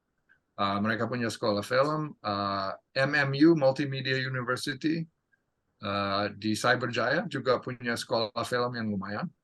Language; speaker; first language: Indonesian; non-native, fluent; English